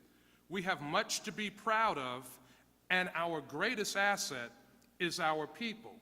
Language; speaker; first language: English; native; English